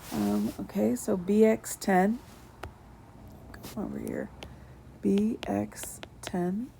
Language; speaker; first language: English; native; English